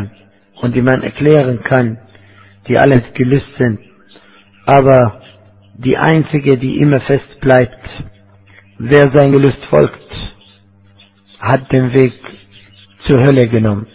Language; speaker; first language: German; non-native, fluent; Arabic